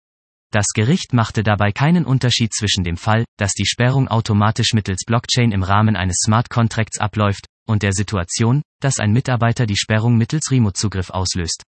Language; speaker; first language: German; native; German